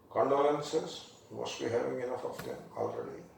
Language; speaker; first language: English; non-native, local second language; Telugu